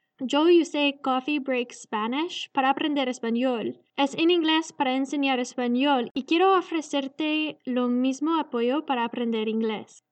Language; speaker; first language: Spanish; non-native, learner; English